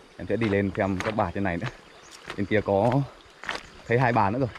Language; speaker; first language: Vietnamese; non-native, local second language; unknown